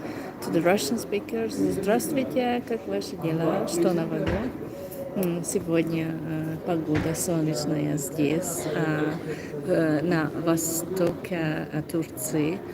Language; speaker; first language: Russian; non-native, learner; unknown